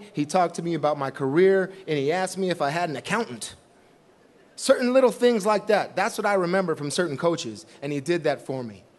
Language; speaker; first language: English; native; English